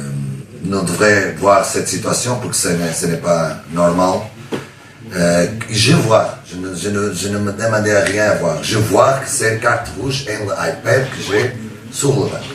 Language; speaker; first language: French; non-native, learner; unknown